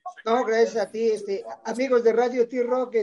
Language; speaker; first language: Spanish; native; Spanish